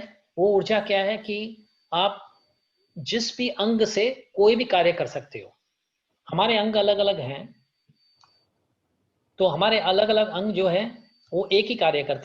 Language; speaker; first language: Hindi; native; Hindi